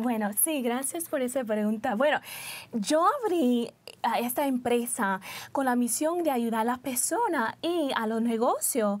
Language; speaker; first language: Spanish; early bilingual, heritage; Spanish